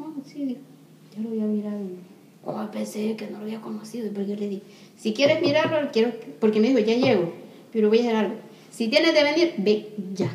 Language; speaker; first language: Spanish; native; Spanish